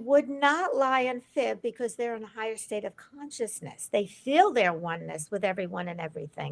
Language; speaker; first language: English; native; English